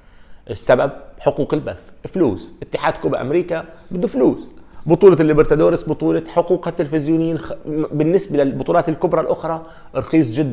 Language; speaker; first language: Arabic; native; Arabic